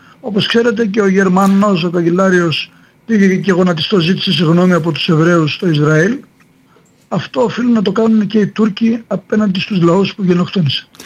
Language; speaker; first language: Greek; native; Greek